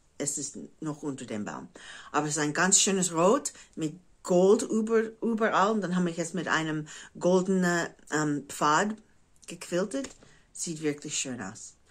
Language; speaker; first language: German; non-native, fluent; English